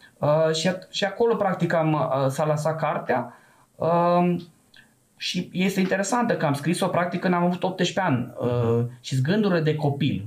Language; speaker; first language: Romanian; non-native, local second language; Serbian